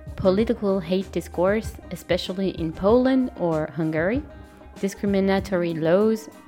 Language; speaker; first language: English; non-native, fluent; French